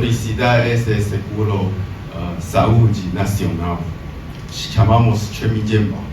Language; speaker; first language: Portuguese; non-native, learner; Chinese